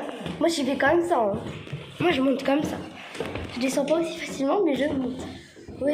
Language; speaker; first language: French; native; French